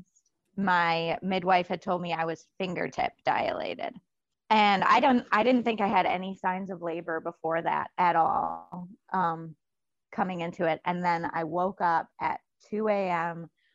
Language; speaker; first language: English; native; English